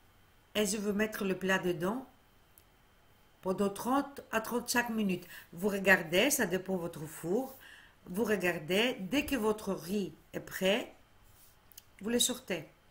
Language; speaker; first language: French; non-native, fluent; Greek